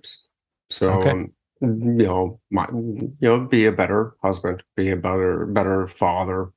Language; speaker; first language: English; native; English